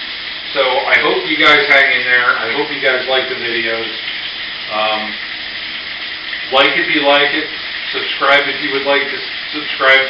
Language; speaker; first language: English; native; English